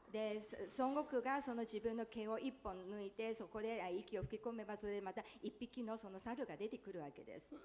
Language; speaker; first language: Japanese; non-native, fluent; Chinese